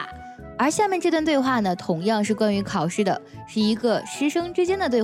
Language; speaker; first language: Chinese; native; Chinese